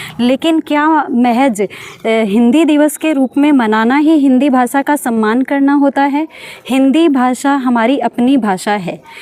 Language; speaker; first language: Hindi; native; Hindi